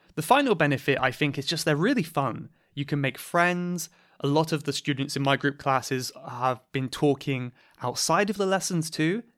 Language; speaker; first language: English; native; English